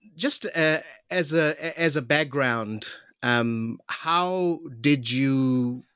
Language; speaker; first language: English; non-native, local second language; Urdu